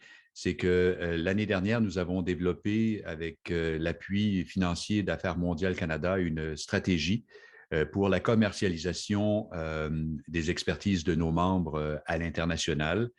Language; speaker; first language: French; native; French